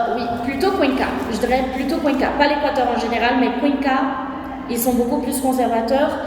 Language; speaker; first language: French; non-native, fluent; Portuguese